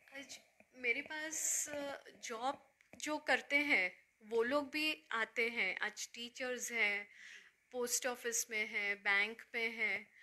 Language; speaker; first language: Hindi; native; Hindi